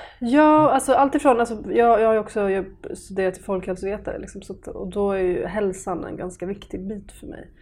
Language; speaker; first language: Swedish; early bilingual, other home language; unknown